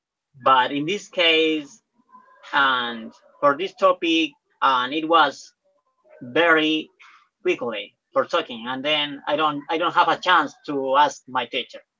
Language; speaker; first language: English; non-native, learner; Spanish